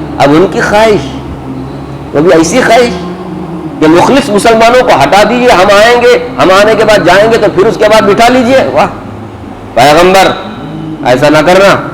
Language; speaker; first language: Urdu; native; Urdu